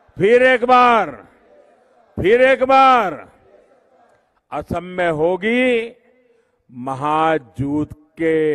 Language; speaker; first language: Hindi; non-native, local second language; Gujarati